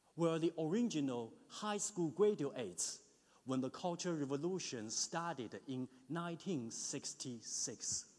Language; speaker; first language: English; non-native, fluent; Chinese